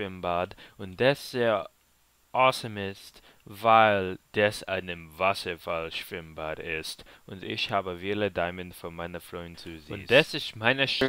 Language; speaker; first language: German; non-native, learner; English